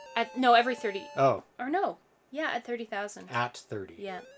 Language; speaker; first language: English; native; English